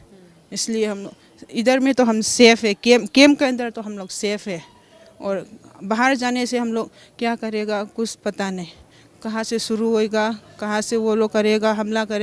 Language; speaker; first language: Hindi; non-native, local second language; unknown